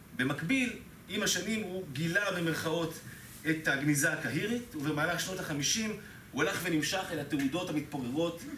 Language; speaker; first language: Hebrew; native; Hebrew